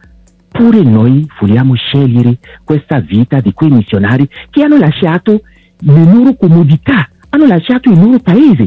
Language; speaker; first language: Italian; non-native, local second language; French